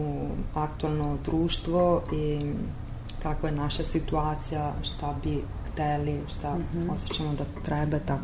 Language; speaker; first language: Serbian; non-native, learner; Italian